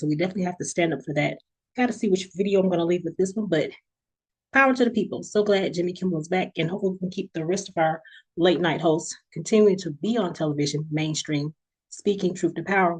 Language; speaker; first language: English; native; English